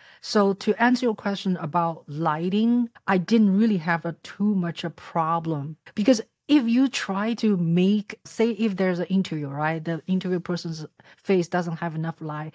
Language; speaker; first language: English; non-native, fluent; Chinese